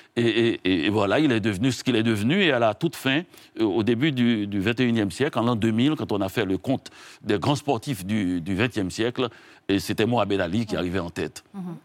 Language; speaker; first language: French; non-native, local second language; Haitian Creole